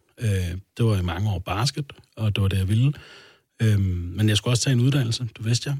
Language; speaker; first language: Danish; early bilingual, other home language; Arabic